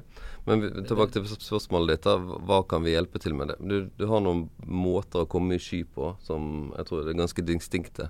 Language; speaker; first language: Norwegian; native; Norwegian